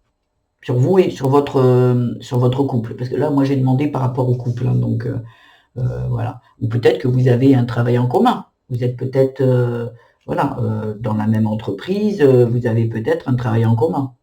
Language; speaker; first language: French; native; French